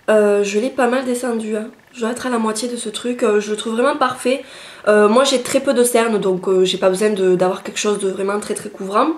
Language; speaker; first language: French; native; French